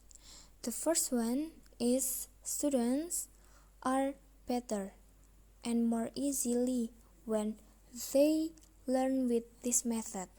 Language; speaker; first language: English; non-native, learner; Indonesian